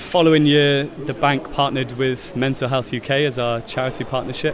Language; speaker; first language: English; native; English